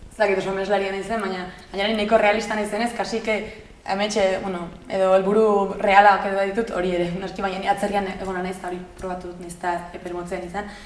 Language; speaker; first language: Basque; native; Basque